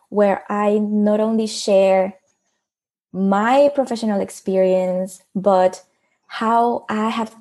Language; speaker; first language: English; non-native, fluent; Spanish